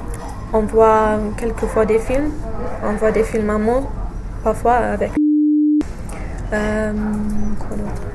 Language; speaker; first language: French; non-native, fluent; English